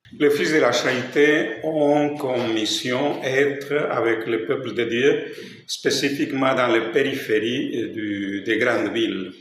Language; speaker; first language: French; non-native, fluent; Spanish